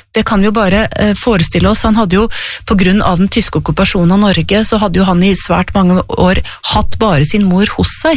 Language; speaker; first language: Norwegian; native; Norwegian